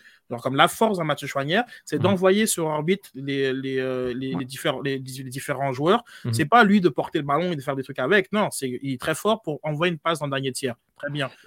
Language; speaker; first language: French; native; French